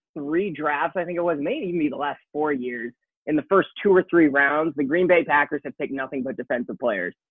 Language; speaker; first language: English; native; English